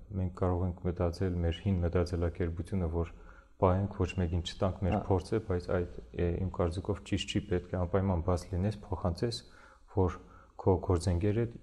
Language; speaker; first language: Armenian; early bilingual, heritage; Armenian